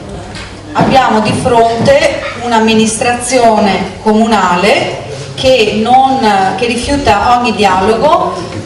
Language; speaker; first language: Italian; native; Italian